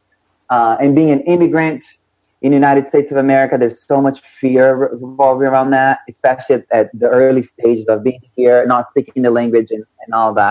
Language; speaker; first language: English; non-native, fluent; Portuguese